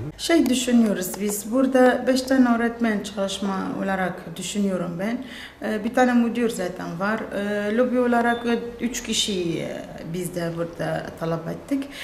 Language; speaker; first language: Turkish; non-native, learner; Arabic